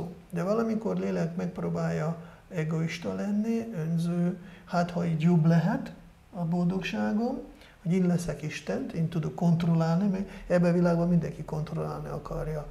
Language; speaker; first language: Hungarian; non-native, fluent; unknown